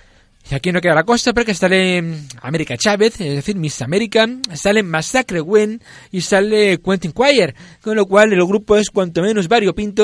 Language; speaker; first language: Spanish; native; Spanish